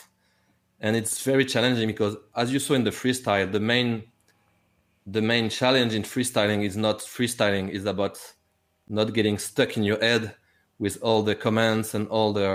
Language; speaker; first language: English; non-native, fluent; French